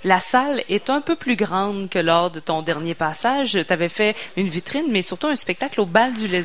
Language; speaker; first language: French; native; French